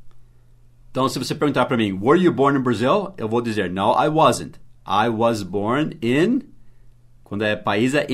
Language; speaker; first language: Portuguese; non-native, fluent; English